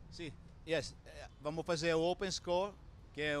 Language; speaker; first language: Portuguese; non-native, fluent; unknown